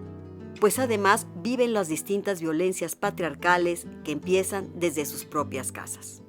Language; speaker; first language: Spanish; native; Spanish